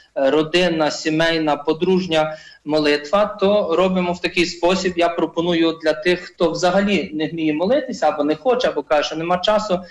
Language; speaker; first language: Ukrainian; non-native, fluent; Polish